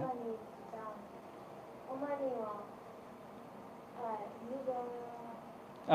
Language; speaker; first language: Korean; non-native, learner; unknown